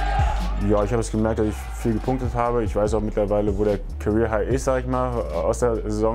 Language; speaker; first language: German; native; German